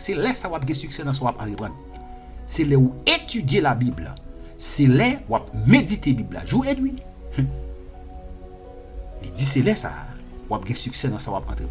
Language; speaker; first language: French; non-native, local second language; Haitian Creole